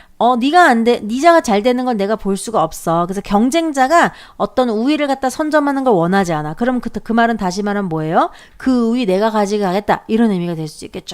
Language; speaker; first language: Korean; native; Korean